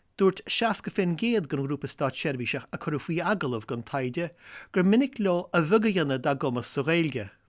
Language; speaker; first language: Irish; native; Irish